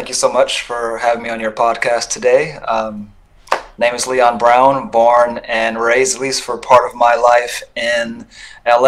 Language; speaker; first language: English; native; English